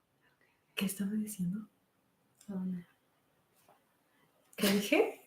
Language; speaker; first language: Spanish; early bilingual, heritage; Spanish